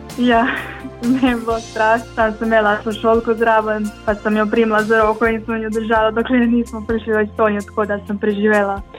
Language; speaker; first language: Slovenian; early bilingual, other home language; Bosnian